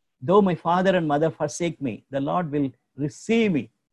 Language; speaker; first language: English; non-native, local second language; Tamil